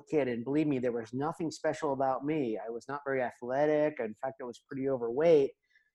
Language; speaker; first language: English; native; English